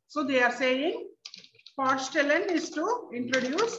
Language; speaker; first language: English; non-native, local second language; Tamil